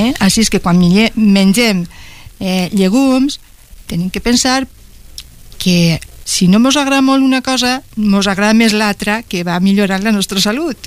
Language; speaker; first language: Catalan; non-native, local second language; Spanish